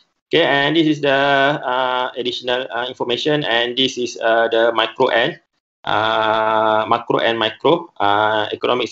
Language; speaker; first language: English; non-native, local second language; Malay